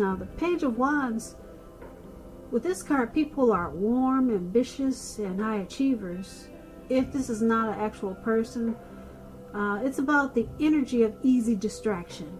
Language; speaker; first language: English; native; English